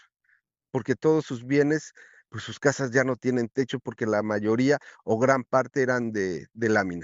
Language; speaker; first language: Spanish; native; Spanish